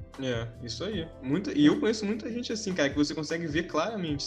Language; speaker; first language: Portuguese; native; Portuguese